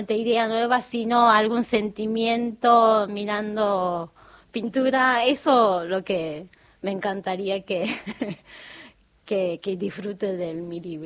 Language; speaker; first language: Spanish; non-native, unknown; Japanese